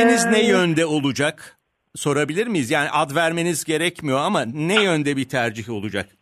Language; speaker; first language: Turkish; native; Turkish